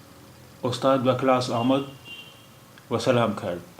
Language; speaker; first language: Persian; non-native, fluent; Urdu